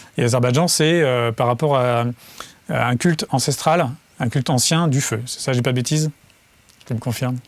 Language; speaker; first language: French; native; French